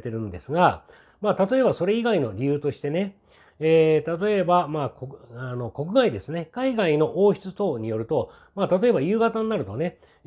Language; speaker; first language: Japanese; native; Japanese